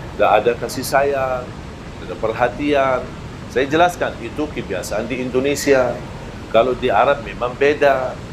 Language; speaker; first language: Malay; non-native, fluent; Arabic